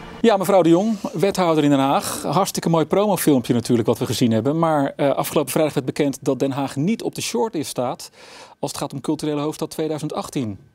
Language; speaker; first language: Dutch; native; Dutch